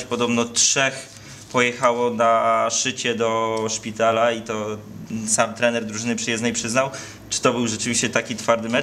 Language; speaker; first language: Polish; native; Polish